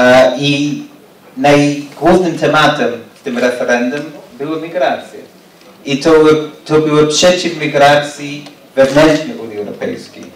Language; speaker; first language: Polish; non-native, learner; English